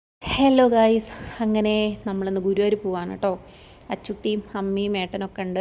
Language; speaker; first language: Malayalam; native; Malayalam